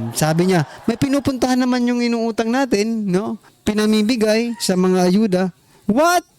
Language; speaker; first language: Filipino; non-native, local second language; Waray